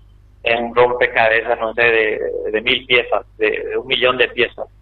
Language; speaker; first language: Spanish; native; Spanish